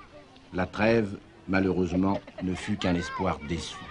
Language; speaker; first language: French; native; French